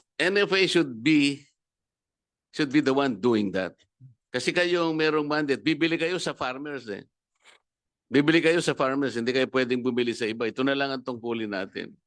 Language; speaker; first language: Filipino; non-native, local second language; Pampanga